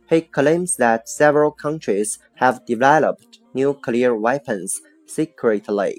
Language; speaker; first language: English; non-native, fluent; Chinese